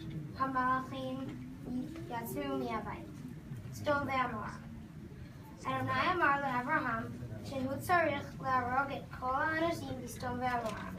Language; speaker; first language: Hebrew; non-native, learner; English